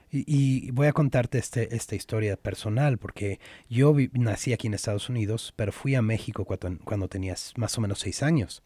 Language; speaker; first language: Spanish; early bilingual, other home language; English